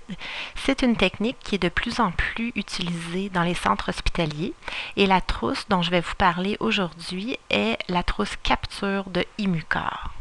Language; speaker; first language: French; native; French